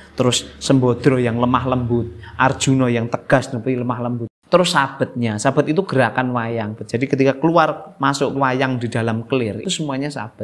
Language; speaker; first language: Indonesian; non-native, local second language; Javanese